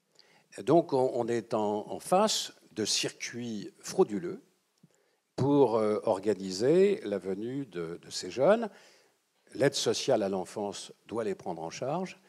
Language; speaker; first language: French; native; French